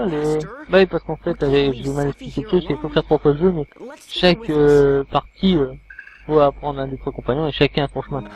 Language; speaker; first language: French; native; French